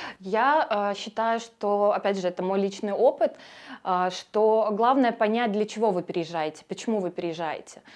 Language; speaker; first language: Russian; native; Russian